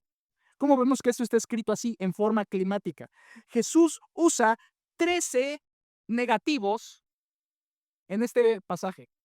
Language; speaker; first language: Spanish; native; Spanish